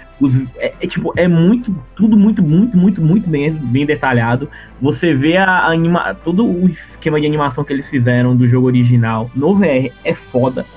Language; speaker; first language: Portuguese; native; Portuguese